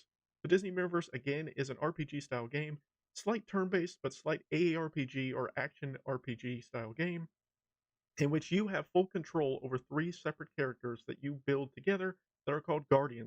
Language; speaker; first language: English; native; English